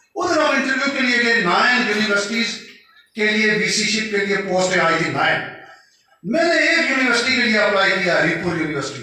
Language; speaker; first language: Urdu; non-native, local second language; Northern Hindko